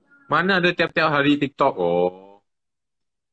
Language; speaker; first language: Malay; non-native, local second language; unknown